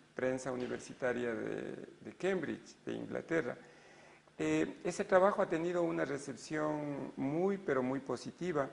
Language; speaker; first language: Spanish; native; Spanish